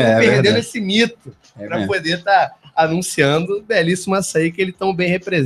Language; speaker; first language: Portuguese; native; Portuguese